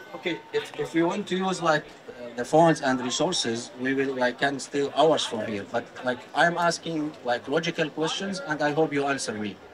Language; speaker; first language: English; non-native, fluent; Arabic